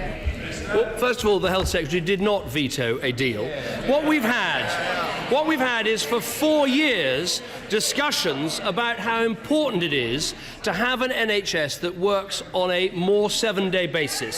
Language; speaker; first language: English; native; English